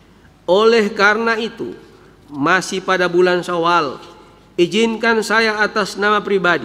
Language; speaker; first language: Indonesian; native; Indonesian